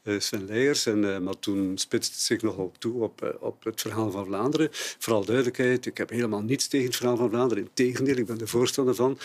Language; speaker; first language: Dutch; native; Dutch